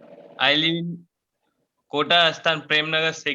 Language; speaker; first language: English; non-native, learner; Hindi